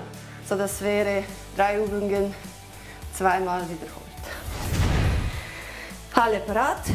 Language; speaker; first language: German; non-native, learner; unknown